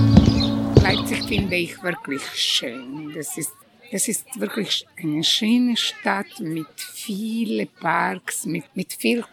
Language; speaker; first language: German; non-native, learner; Croatian